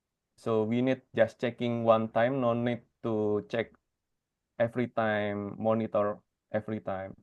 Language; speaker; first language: English; non-native, fluent; Indonesian